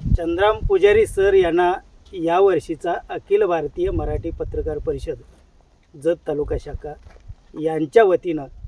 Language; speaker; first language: Marathi; native; Marathi